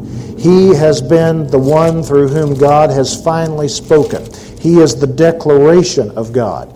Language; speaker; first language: English; native; English